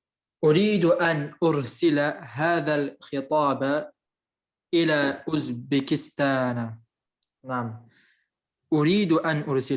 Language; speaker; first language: Arabic; non-native, fluent; English